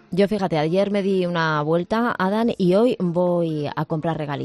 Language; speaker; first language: Spanish; native; Spanish